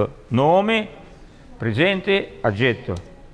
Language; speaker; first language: Italian; non-native, learner; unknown